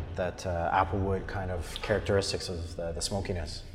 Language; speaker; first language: English; native; English